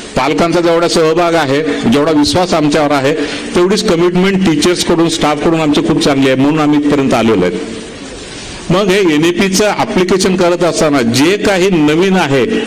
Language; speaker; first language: Marathi; native; Marathi